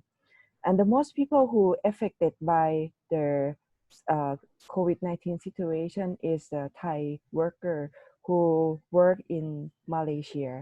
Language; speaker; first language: English; non-native, learner; Thai